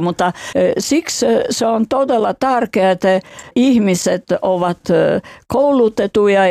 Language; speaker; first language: Finnish; non-native, fluent; Albanian